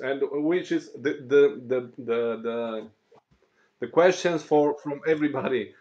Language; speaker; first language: English; non-native, learner; Romanian